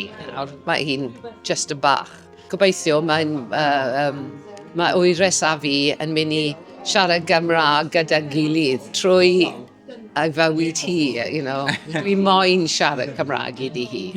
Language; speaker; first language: Welsh; non-native, local second language; English